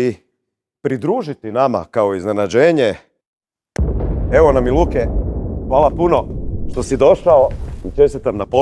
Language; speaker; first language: Croatian; native; Croatian